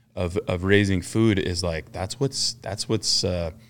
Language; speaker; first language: English; native; English